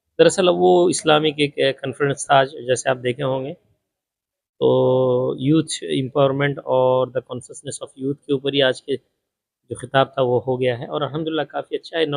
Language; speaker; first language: Urdu; non-native, local second language; Bangla